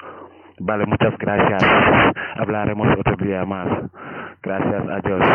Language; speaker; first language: Spanish; non-native, fluent; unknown